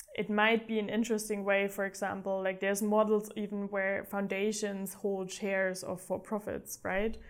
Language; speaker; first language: English; non-native, fluent; German